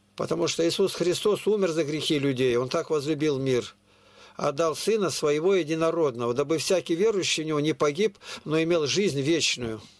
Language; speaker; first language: Russian; native; Russian